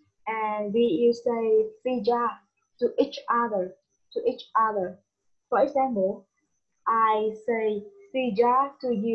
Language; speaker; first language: English; non-native, learner; Vietnamese